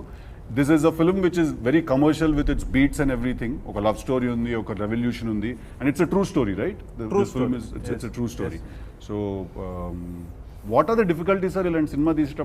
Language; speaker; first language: Telugu; native; Telugu